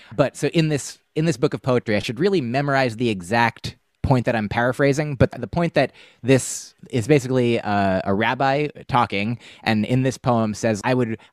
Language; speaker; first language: English; native; English